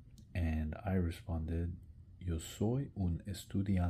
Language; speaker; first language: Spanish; non-native, learner; English